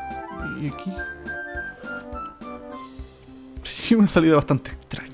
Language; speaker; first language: Spanish; native; Spanish